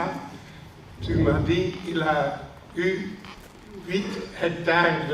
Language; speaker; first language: French; non-native, learner; Dutch